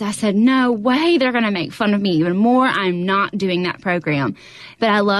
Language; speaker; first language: English; native; English